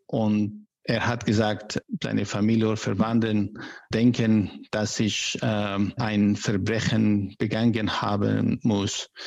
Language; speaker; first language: German; non-native, learner; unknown